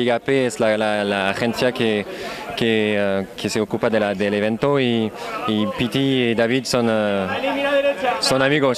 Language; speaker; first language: Spanish; non-native, learner; French